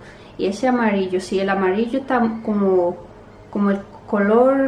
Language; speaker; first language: Spanish; early bilingual, heritage; Spanish